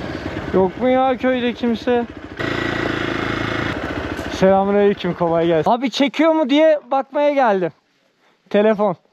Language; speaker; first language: Turkish; native; Turkish